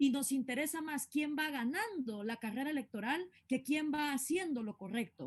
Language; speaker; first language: Spanish; native; Spanish